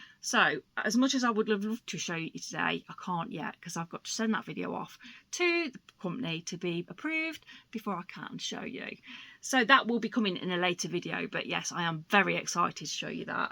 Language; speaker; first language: English; native; English